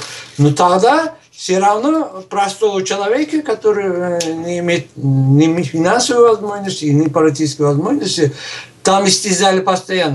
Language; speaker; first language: Russian; non-native, local second language; Uzbek